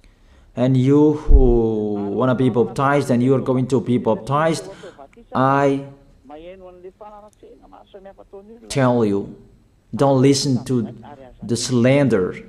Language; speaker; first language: English; non-native, fluent; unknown